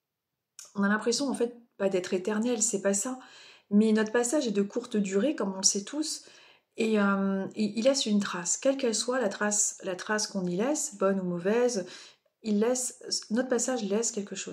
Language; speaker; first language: French; native; French